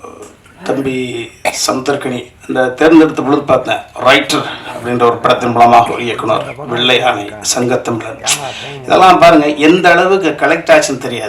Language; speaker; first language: Tamil; native; Tamil